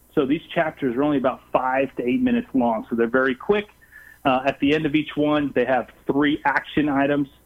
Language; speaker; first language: English; non-native, fluent; Portuguese